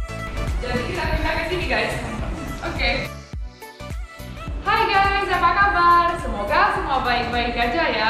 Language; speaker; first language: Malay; non-native, fluent; English